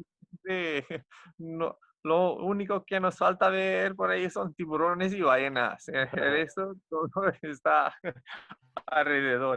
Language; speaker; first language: Spanish; non-native, fluent; Romanian